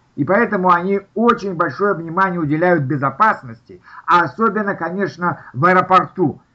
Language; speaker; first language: Russian; native; Russian